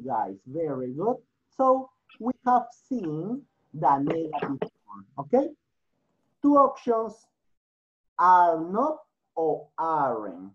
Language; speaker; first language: English; non-native, learner; Spanish